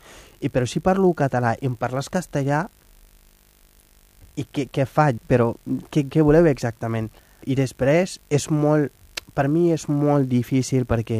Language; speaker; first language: Catalan; non-native, fluent; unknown